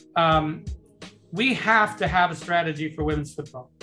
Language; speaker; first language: English; native; English